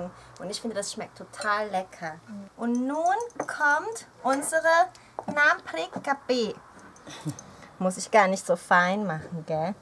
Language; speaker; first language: German; early bilingual, other home language; Thai